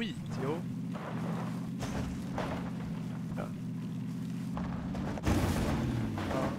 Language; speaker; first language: Swedish; native; Swedish